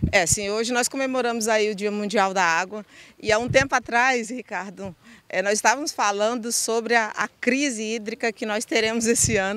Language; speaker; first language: Portuguese; native; Portuguese